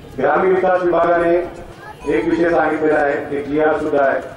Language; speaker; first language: Marathi; non-native, local second language; Telugu